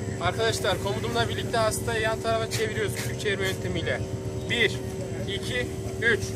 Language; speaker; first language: Turkish; native; Turkish